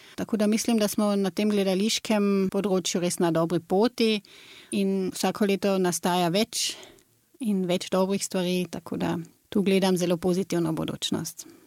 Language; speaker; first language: Slovenian; native; Slovenian